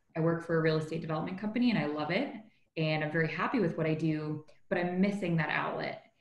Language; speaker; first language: English; native; English